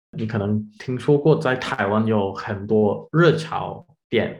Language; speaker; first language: Chinese; non-native, learner; English